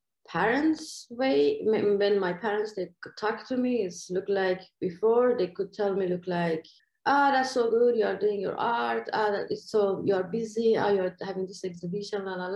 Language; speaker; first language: English; non-native, fluent; Persian